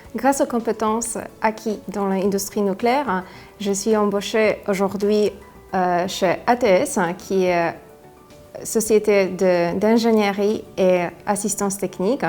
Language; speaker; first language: French; non-native, fluent; Polish